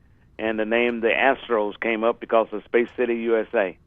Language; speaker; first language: English; native; English